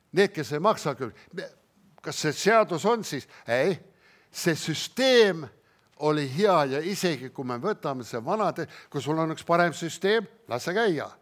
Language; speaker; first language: Estonian; early bilingual, heritage; Estonian